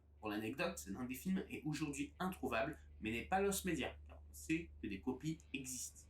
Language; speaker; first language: French; native; French